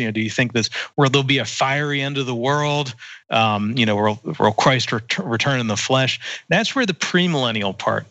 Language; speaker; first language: English; native; English